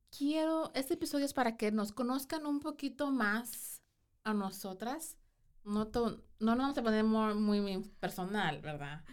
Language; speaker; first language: Spanish; early bilingual, heritage; Spanish